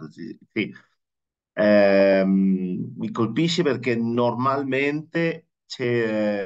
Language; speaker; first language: Italian; non-native, fluent; Spanish